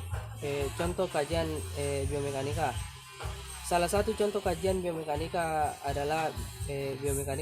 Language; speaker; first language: Indonesian; native; Indonesian